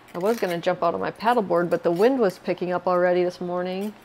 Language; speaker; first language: English; native; English